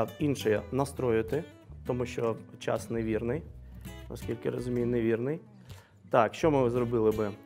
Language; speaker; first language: Ukrainian; non-native, local second language; Russian